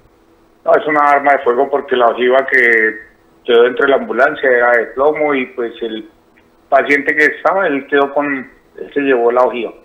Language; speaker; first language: Spanish; native; Spanish